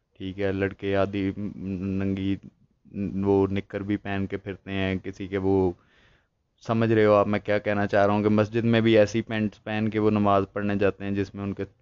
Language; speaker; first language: Urdu; native; Urdu